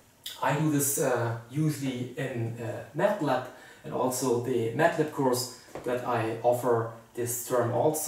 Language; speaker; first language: English; non-native, fluent; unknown